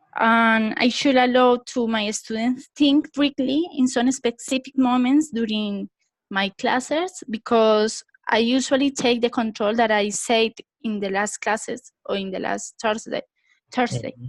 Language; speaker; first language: English; non-native, learner; Spanish